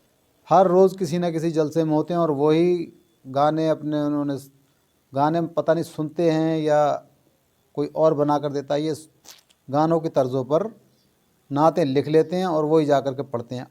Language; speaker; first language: Urdu; native; Urdu